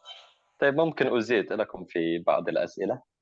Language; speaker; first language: Arabic; non-native, fluent; Indonesian